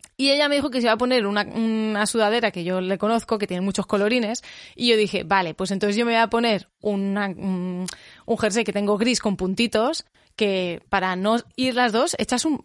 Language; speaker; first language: Spanish; native; Spanish